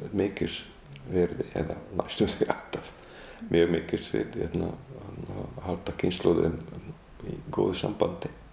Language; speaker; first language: Icelandic; non-native, fluent; Hungarian